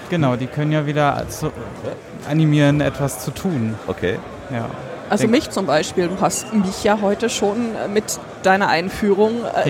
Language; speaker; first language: German; native; German